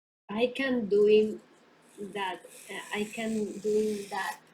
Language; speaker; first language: English; non-native, learner; Spanish